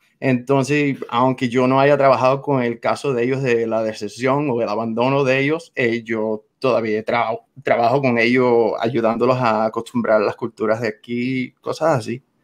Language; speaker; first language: Spanish; non-native, fluent; English